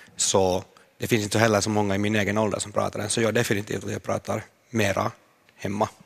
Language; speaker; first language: Swedish; native; Swedish